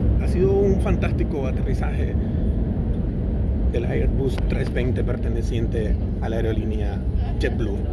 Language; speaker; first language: Spanish; native; Spanish